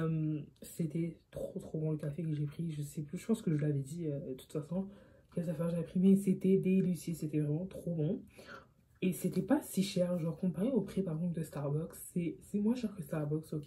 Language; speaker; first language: French; native; French